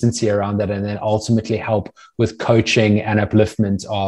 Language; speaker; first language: English; native; English